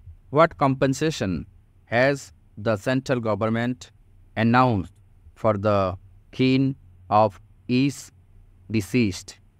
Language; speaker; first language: English; non-native, local second language; Bangla